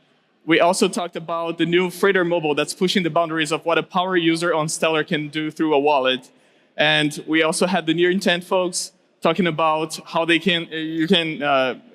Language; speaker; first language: English; non-native, local second language; Portuguese